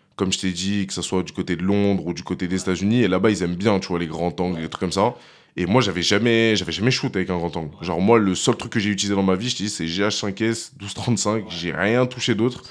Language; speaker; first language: French; native; French